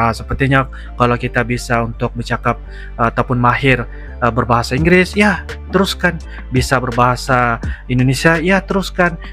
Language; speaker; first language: Malay; native; Malay